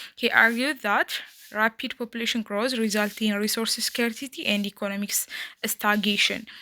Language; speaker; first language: English; non-native, local second language; Amharic